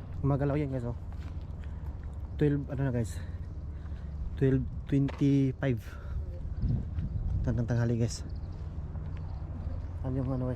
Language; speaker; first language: Filipino; native; Filipino